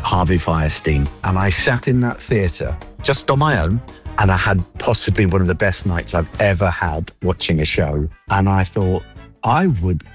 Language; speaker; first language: English; native; English